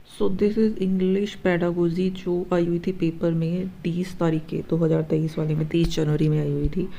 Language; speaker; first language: Hindi; native; Hindi